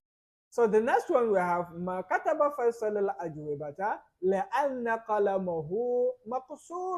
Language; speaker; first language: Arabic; non-native, fluent; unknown